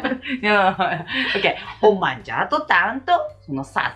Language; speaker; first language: Italian; non-native, learner; Japanese